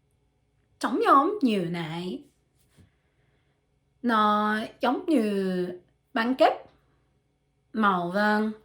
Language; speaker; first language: Vietnamese; non-native, learner; French